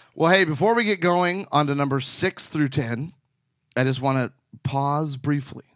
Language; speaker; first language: English; native; English